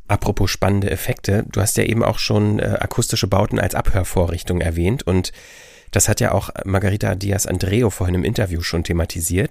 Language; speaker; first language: German; native; German